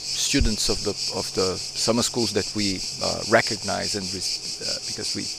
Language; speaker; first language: English; non-native, fluent; Portuguese